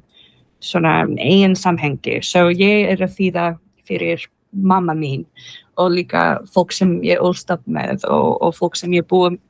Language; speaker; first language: Icelandic; non-native, fluent; English